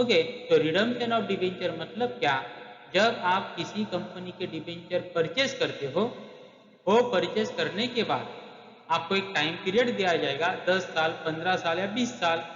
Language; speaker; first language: Hindi; non-native, local second language; Marathi